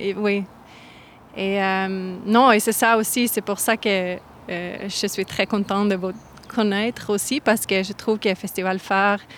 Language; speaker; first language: French; non-native, fluent; Norwegian